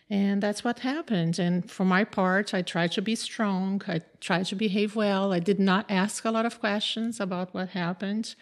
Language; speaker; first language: English; non-native, fluent; Portuguese